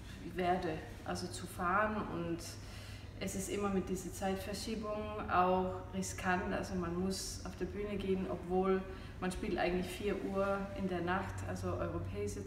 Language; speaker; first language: German; non-native, fluent; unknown